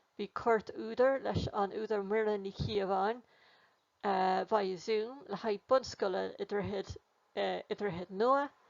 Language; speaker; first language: Irish; non-native, local second language; English